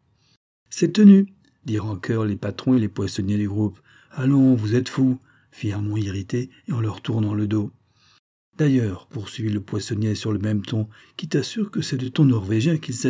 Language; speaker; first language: French; native; French